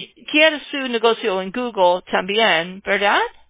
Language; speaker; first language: Spanish; non-native, learner; English